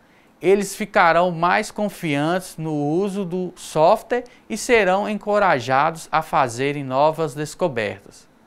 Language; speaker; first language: Portuguese; native; Portuguese